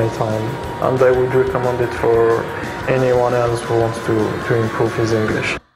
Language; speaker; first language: English; non-native, fluent; Arabic